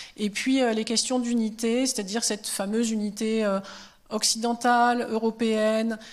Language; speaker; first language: French; native; French